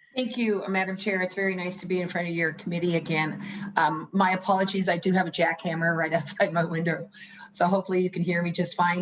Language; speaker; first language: English; native; English